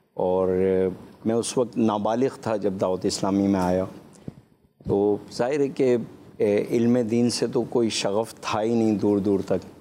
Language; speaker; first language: Urdu; non-native, local second language; Memoni